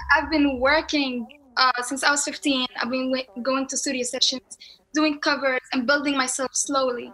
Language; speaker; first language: English; non-native, fluent; Arabic